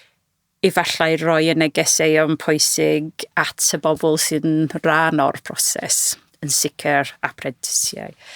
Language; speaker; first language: Welsh; non-native, fluent; English